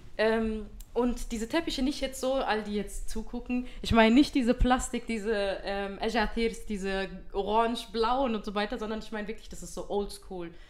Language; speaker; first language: German; early bilingual, other home language; Berber languages